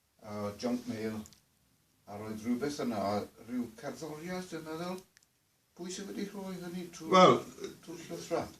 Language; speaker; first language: Welsh; non-native, fluent; English